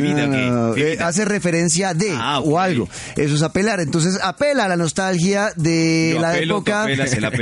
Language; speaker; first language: Spanish; native; Spanish